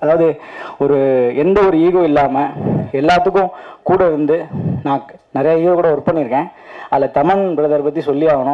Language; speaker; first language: Tamil; native; Tamil